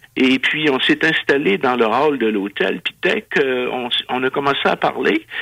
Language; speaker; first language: French; native; French